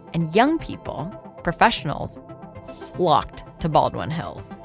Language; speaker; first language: English; non-native, local second language; Urdu